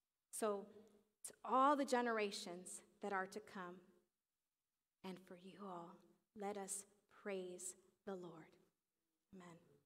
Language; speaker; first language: English; early bilingual, other home language; Spanish